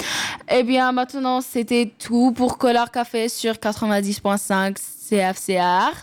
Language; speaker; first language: French; non-native, local second language; English